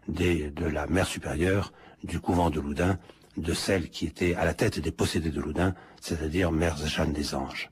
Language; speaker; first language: French; native; French